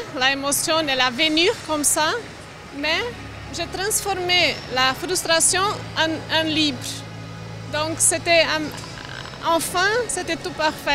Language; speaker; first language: French; non-native, learner; Portuguese